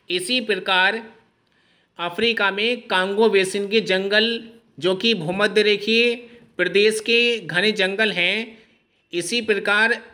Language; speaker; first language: Hindi; native; Hindi